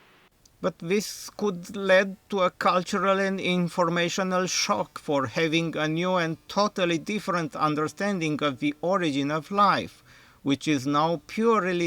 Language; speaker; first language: English; non-native, fluent; Romanian